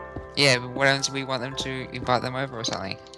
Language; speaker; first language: English; native; English